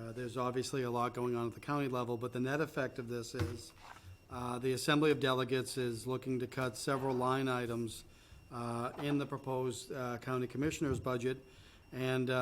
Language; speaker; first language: English; native; English